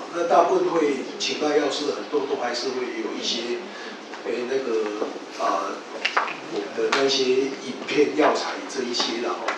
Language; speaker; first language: Chinese; native; Chinese